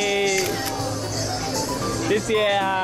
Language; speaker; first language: Chinese; non-native, learner; English